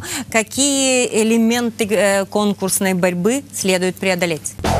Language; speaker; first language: Russian; native; Russian